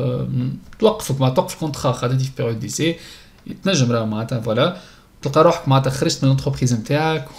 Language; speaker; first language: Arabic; native; Arabic